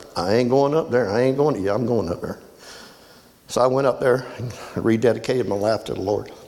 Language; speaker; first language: English; native; English